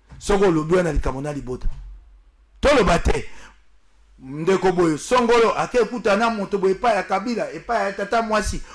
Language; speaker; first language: Lingala; native; Lingala